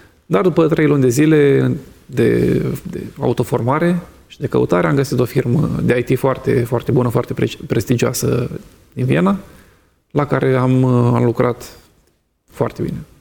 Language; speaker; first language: Romanian; native; Romanian